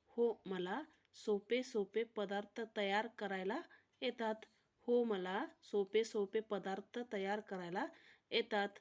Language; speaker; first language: Marathi; non-native, local second language; Kannada